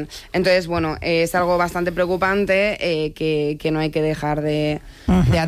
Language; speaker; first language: Spanish; native; Spanish